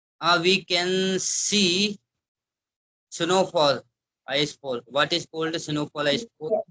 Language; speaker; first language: English; non-native, learner; Hindi